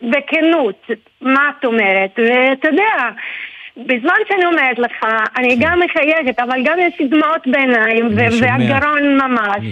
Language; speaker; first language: Hebrew; non-native, fluent; Italian